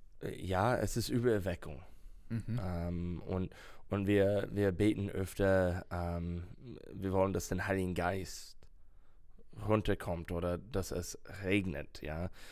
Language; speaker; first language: German; non-native, learner; English